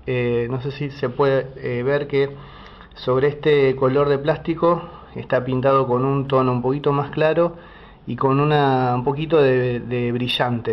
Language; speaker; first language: Spanish; native; Spanish